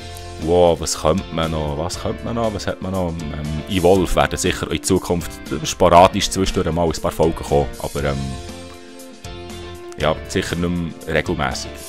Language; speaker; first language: German; native; German